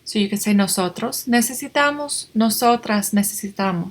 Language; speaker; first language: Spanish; non-native, fluent; English